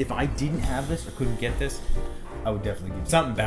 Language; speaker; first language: English; native; English